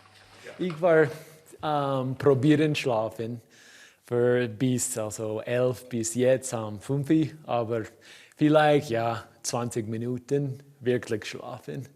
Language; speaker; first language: German; non-native, learner; English